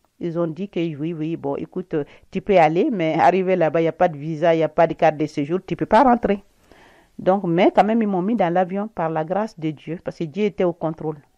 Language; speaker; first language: French; non-native, local second language; Bambara